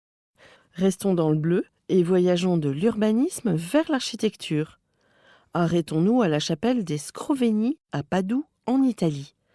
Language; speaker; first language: French; native; French